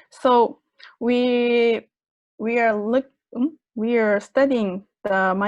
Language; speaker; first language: English; non-native, fluent; Japanese